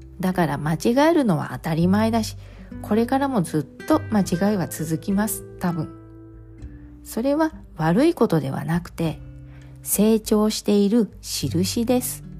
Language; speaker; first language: Japanese; native; Japanese